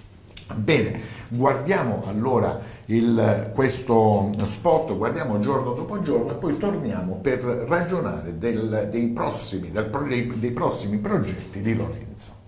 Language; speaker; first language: Italian; native; Italian